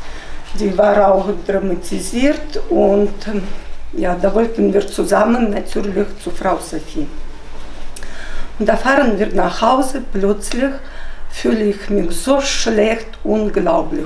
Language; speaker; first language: German; non-native, fluent; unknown